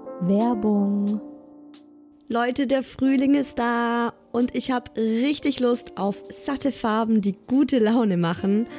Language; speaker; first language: German; native; German